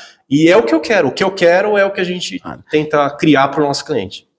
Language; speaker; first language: Portuguese; native; Portuguese